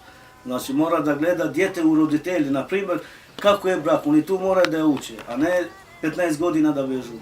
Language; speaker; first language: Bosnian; non-native, local second language; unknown